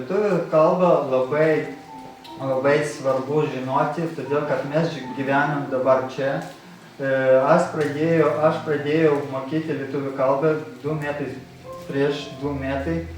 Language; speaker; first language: Lithuanian; non-native, learner; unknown